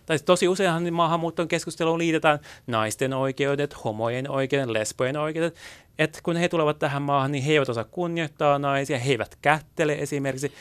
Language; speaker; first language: Finnish; early bilingual, other home language; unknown